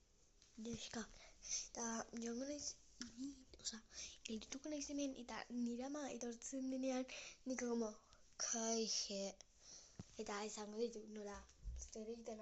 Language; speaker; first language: Basque; non-native, learner; Spanish